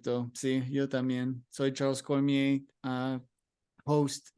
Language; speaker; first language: Spanish; non-native, learner; English